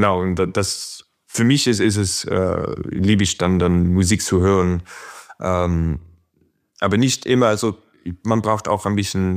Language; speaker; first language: German; non-native, fluent; French